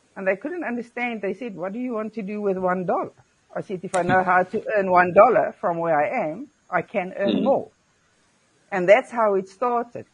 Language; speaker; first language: English; non-native, local second language; Afrikaans